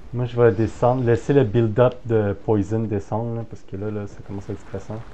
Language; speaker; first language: French; native; French